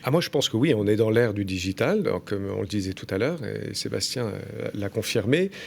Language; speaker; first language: French; native; French